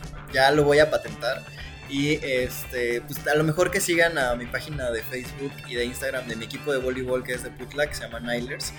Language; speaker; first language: Spanish; native; Spanish